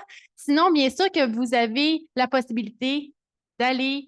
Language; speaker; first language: French; native; French